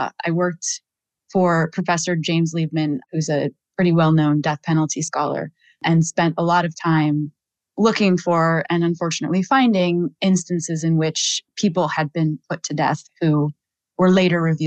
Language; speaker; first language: English; native; English